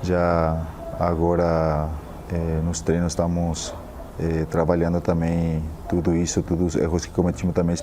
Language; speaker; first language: Portuguese; non-native, fluent; Spanish